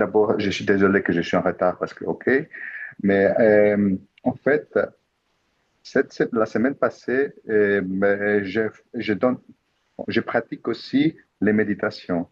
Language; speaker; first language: French; non-native, fluent; Greek